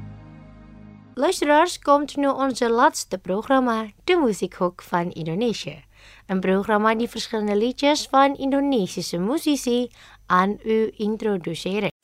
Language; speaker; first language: Dutch; non-native, learner; Indonesian